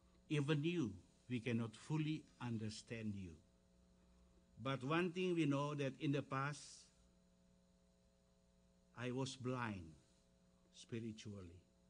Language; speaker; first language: English; non-native, fluent; Indonesian